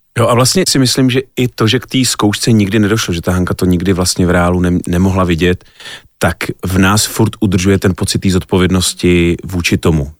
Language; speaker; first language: Czech; native; Czech